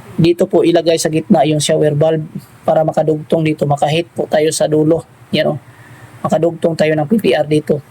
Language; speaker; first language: Filipino; non-native, local second language; Cebuano